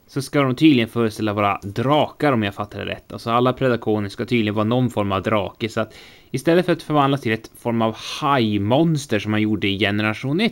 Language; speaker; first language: Swedish; native; Swedish